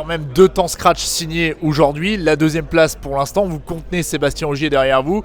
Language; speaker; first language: French; native; French